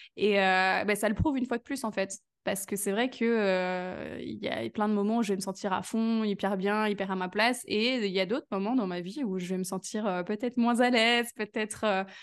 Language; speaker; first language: French; native; French